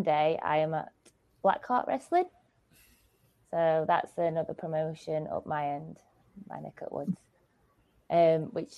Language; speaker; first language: English; native; English